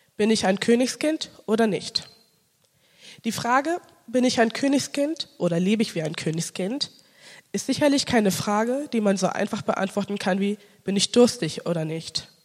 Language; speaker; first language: German; early bilingual, other home language; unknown